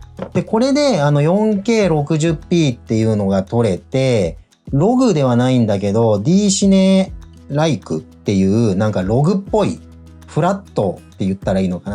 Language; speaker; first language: Japanese; native; Japanese